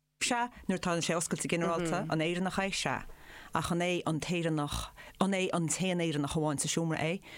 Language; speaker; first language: Irish; native; Irish